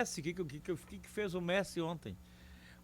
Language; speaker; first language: Portuguese; native; Portuguese